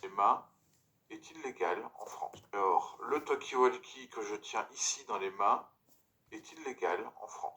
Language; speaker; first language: French; native; French